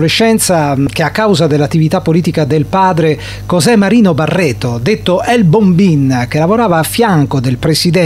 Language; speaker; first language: Italian; native; Italian